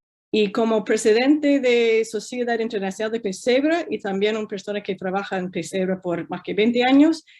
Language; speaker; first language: Spanish; non-native, fluent; English